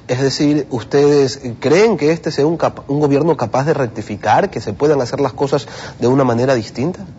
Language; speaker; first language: Spanish; native; Spanish